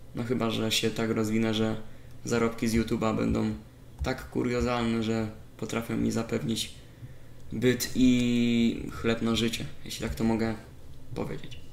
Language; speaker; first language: Polish; native; Polish